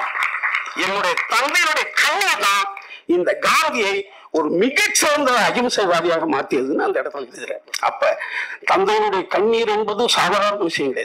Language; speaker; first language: Tamil; native; Tamil